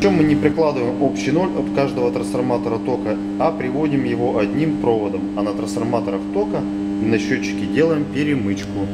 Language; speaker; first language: Russian; native; Russian